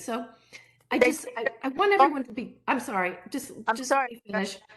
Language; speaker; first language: English; native; English